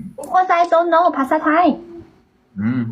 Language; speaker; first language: English; non-native, learner; Chinese